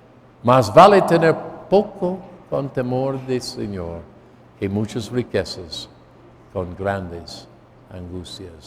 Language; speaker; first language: Spanish; non-native, fluent; English